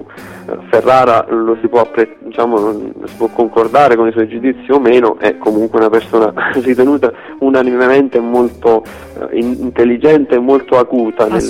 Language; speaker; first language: Italian; native; Italian